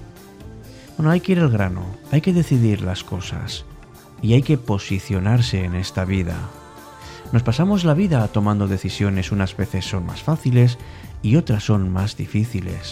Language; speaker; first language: Spanish; native; Spanish